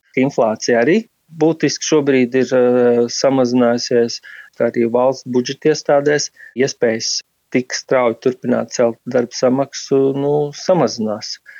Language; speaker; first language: Latvian; native; Latvian